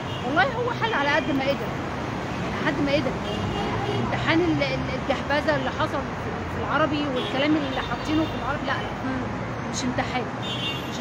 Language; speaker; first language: Arabic; native; Arabic